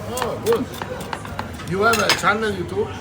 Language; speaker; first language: English; non-native, learner; Swedish